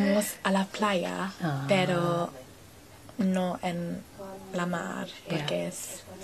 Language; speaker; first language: Spanish; non-native, learner; English